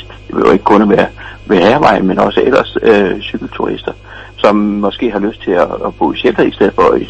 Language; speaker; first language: Danish; native; Danish